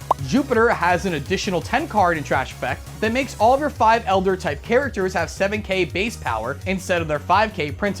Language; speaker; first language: English; native; English